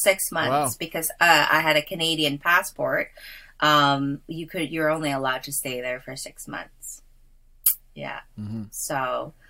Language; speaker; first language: English; early bilingual, other home language; Filipino